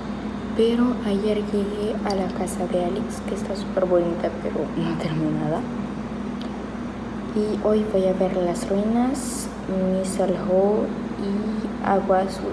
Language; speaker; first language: Spanish; non-native, fluent; French